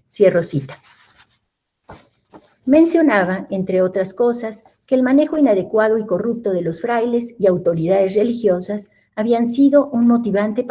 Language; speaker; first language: Spanish; native; Spanish